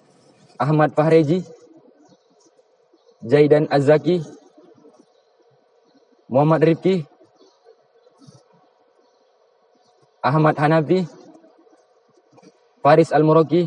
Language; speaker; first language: Arabic; non-native, learner; Indonesian